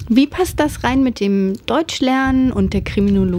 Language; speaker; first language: German; native; German